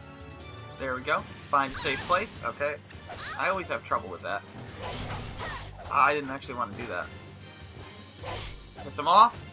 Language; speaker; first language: English; native; English